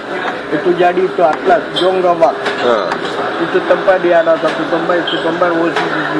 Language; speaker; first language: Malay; non-native, learner; Tamil